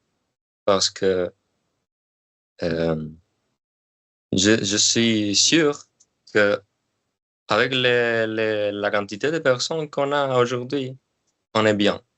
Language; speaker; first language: French; non-native, learner; Spanish